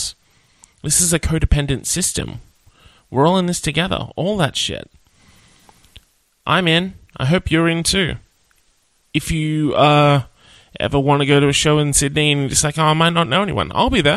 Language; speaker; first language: English; native; English